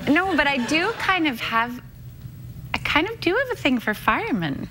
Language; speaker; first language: English; native; English